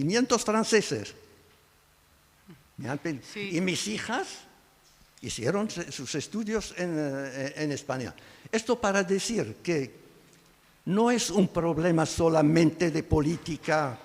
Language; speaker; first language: Spanish; non-native, fluent; Arabic